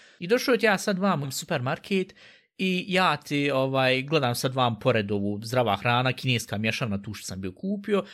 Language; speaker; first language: Bosnian; early bilingual, heritage; Bosnian